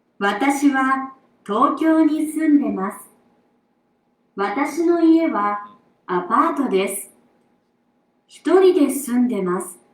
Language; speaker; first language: Japanese; non-native, learner; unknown